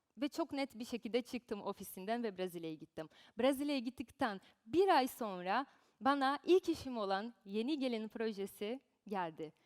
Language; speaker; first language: Turkish; non-native, fluent; Portuguese